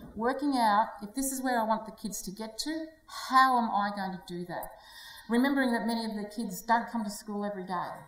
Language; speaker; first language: English; native; English